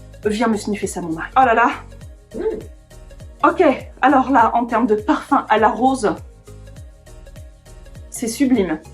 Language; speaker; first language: French; native; French